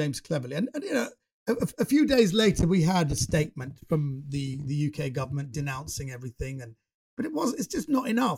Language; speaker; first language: English; native; English